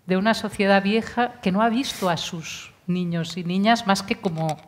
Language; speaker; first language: Spanish; non-native, local second language; Catalan